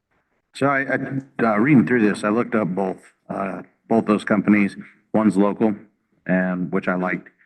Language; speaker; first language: English; native; English